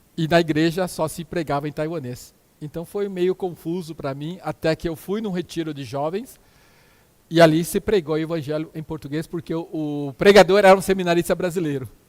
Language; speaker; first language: Portuguese; early bilingual, other home language; Min Nan Chinese